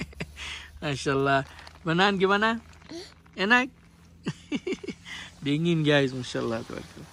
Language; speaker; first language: Indonesian; non-native, fluent; Arabic